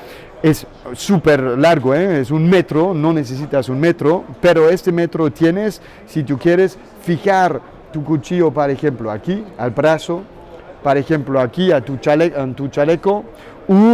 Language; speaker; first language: Spanish; non-native, learner; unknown